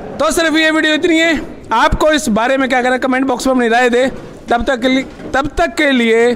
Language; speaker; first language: Hindi; native; Hindi